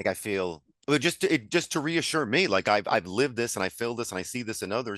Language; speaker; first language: English; native; English